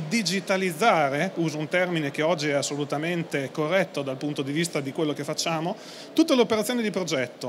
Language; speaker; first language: Italian; native; Italian